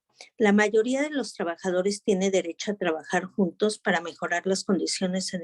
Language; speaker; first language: Spanish; native; Spanish